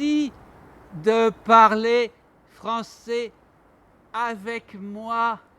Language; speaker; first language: French; non-native, learner; Armenian